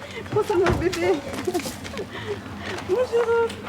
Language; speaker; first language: French; non-native, fluent; Vietnamese